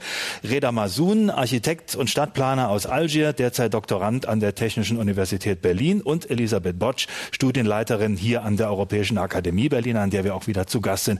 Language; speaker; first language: German; native; German